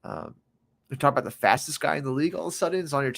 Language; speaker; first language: English; native; English